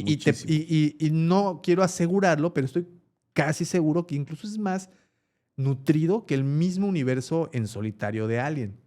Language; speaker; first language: Spanish; native; Spanish